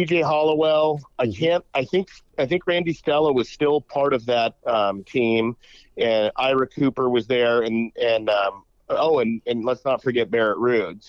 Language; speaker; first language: English; native; English